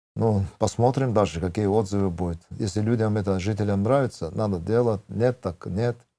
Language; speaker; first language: Russian; non-native, local second language; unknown